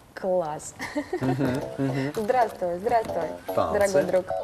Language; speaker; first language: Russian; native; Russian